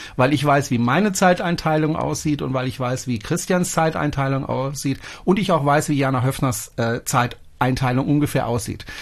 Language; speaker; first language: German; non-native, fluent; French